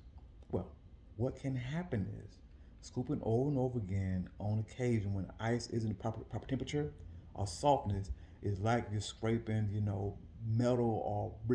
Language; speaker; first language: English; native; English